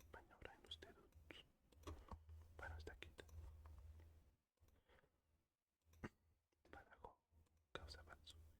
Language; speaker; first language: Basque; non-native, learner; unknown